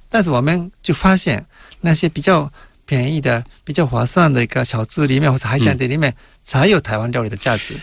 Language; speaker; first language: Chinese; non-native, fluent; Japanese